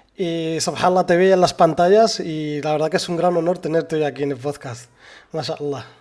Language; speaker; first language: Spanish; early bilingual, other home language; Arabic